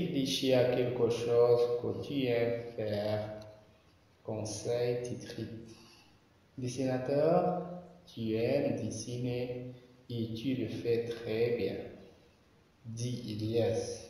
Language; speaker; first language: French; non-native, local second language; Arabic